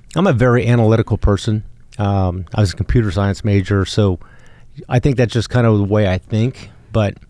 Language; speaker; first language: English; native; English